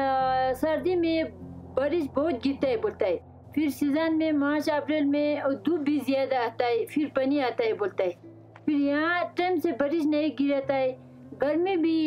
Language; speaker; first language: Hindi; non-native, local second language; Ladakhi